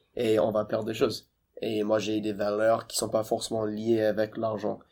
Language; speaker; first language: French; non-native, fluent; English